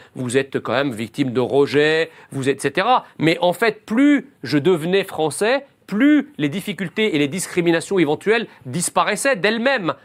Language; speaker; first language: French; early bilingual, other home language; Arabic